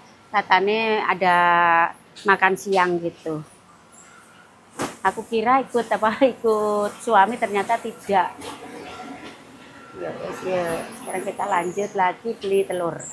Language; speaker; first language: Indonesian; non-native, local second language; Javanese